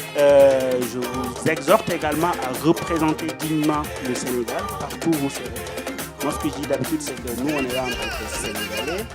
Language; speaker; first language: French; non-native, local second language; Wolof